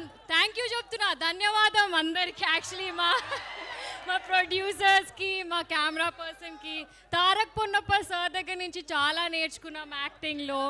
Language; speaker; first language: Telugu; non-native, learner; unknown